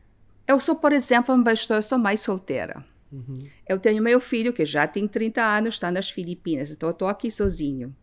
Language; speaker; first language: Portuguese; non-native, fluent; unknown